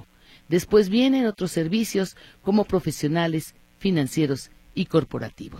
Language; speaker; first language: Spanish; native; Spanish